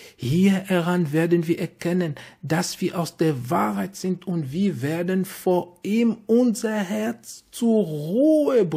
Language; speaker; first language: German; non-native, fluent; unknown